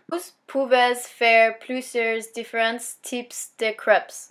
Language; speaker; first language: French; non-native, learner; English